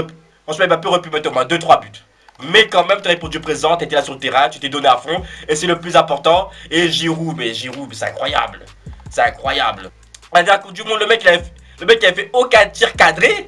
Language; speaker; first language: French; native; French